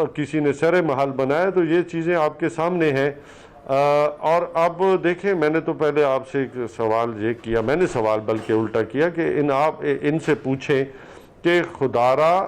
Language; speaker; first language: Urdu; non-native, local second language; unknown